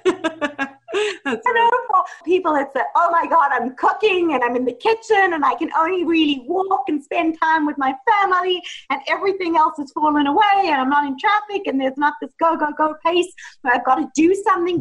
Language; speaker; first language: English; native; English